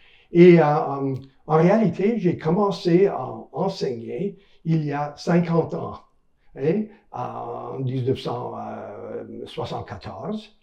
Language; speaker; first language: French; non-native, local second language; English